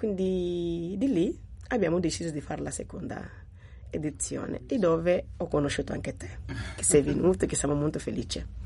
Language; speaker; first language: Italian; non-native, fluent; Portuguese